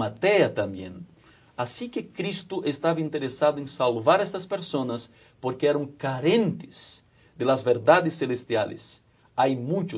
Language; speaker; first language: Spanish; non-native, fluent; Portuguese